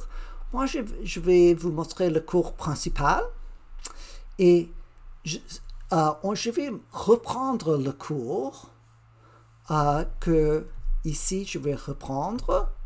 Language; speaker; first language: French; non-native, learner; English